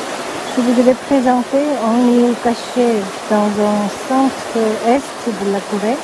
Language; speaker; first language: French; non-native, fluent; Korean